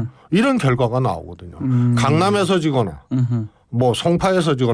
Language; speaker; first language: Korean; native; Korean